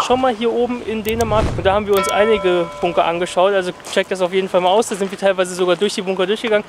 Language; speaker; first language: German; native; German